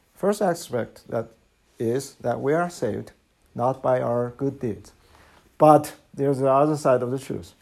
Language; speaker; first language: English; non-native, fluent; Chinese